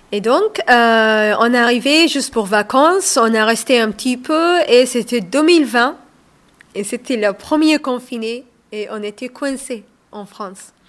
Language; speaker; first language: French; non-native, learner; Somali